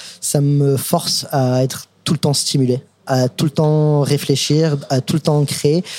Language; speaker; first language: French; non-native, fluent; English